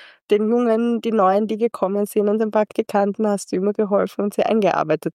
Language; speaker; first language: German; native; German